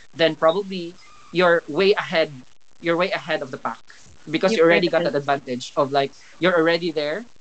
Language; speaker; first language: English; non-native, local second language; Cebuano